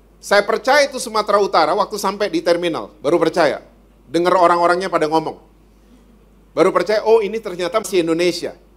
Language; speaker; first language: Indonesian; native; Indonesian